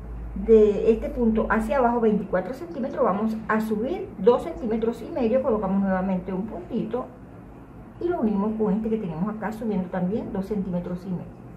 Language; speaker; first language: Spanish; native; Spanish